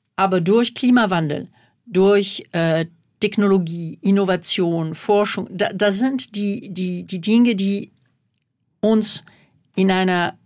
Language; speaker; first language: German; non-native, fluent; French